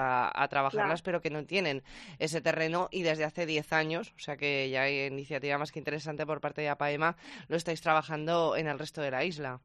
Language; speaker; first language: Spanish; native; Spanish